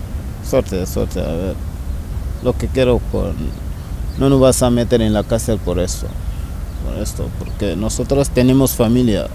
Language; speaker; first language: Spanish; non-native, learner; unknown